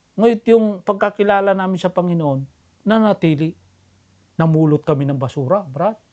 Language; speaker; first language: Filipino; non-native, local second language; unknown